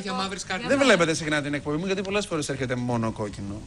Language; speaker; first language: Greek; native; Greek